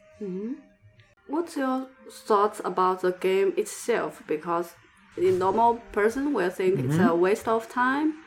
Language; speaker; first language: English; non-native, learner; Chinese